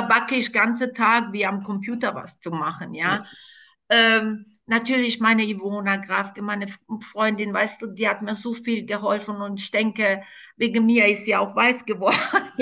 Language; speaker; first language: German; non-native, fluent; Croatian